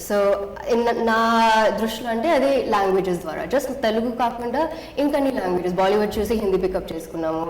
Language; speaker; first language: Telugu; early bilingual, heritage; Telugu